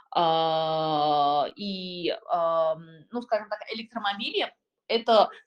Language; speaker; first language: Russian; non-native, fluent; Chinese